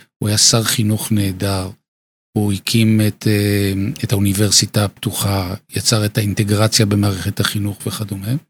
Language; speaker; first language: Hebrew; native; Hebrew